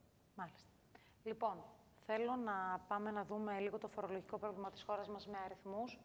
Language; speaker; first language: Greek; native; Greek